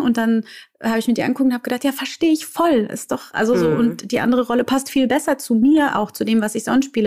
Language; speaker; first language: German; native; German